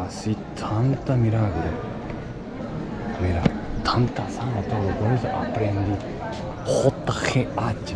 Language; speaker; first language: Spanish; non-native, learner; Japanese